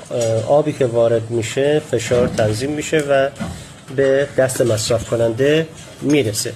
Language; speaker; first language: Persian; native; Persian